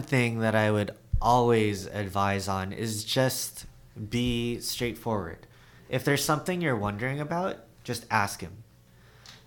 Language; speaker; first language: English; native; English